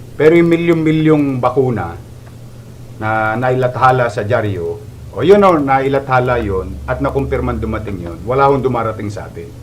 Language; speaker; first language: Filipino; native; Filipino